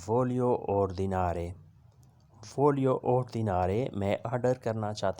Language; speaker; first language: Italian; non-native, learner; Urdu